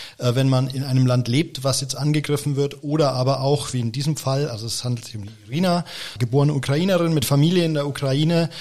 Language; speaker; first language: German; native; German